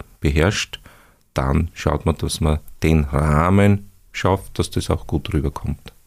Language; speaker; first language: German; native; German